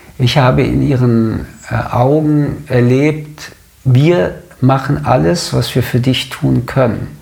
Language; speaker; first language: German; early bilingual, other home language; French